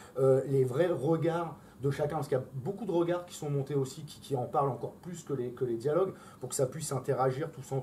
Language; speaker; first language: French; native; French